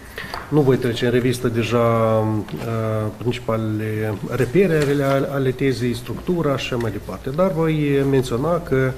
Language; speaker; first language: Romanian; native; Romanian